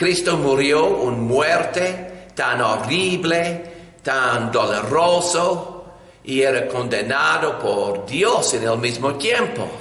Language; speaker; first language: Spanish; non-native, learner; English